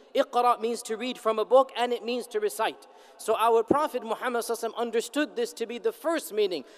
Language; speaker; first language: English; native; English